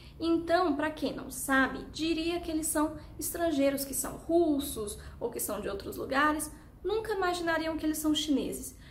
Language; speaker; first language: Portuguese; early bilingual, heritage; Portuguese